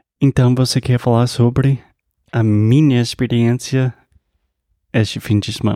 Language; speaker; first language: Portuguese; non-native, fluent; English